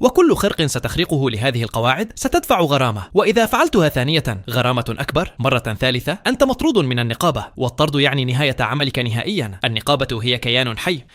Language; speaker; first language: Arabic; native; Arabic